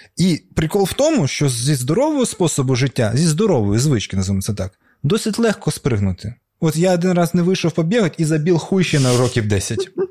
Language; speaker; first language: Ukrainian; non-native, local second language; Russian